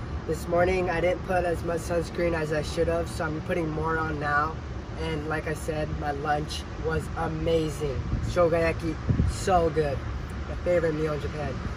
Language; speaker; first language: English; early bilingual, other home language; Japanese